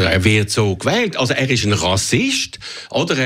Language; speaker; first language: German; native; German